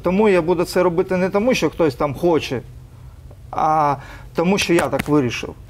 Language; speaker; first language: Ukrainian; non-native, local second language; Russian